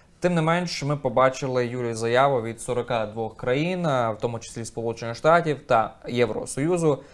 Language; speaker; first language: Ukrainian; native; Ukrainian